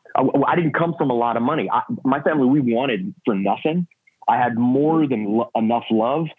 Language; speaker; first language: English; native; English